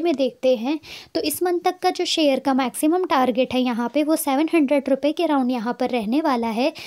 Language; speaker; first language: Hindi; native; Hindi